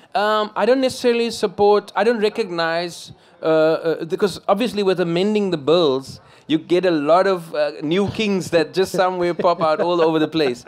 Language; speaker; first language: English; non-native, local second language; Afrikaans